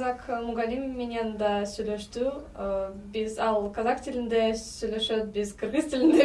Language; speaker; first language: Kyrgyz; non-native, learner; Russian